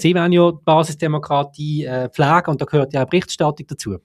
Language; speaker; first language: German; native; German